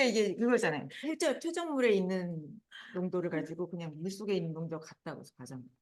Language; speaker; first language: Korean; native; Korean